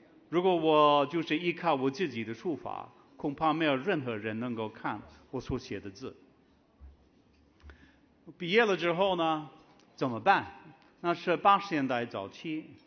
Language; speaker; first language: Chinese; non-native, fluent; English